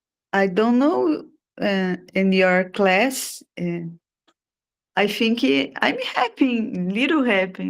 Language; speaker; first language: English; non-native, learner; Portuguese